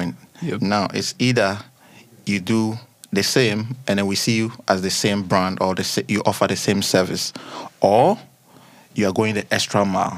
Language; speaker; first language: English; non-native, local second language; Akan